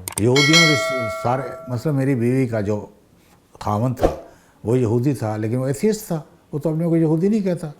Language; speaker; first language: Urdu; native; Urdu